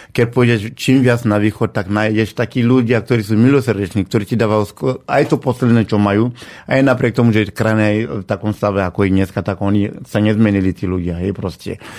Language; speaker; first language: Slovak; non-native, fluent; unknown